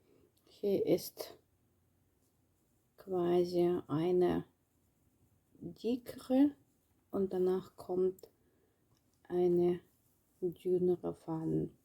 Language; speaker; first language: German; non-native, learner; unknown